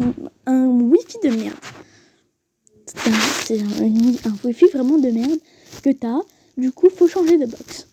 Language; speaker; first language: French; native; French